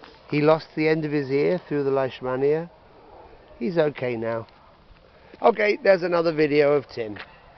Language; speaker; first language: English; native; English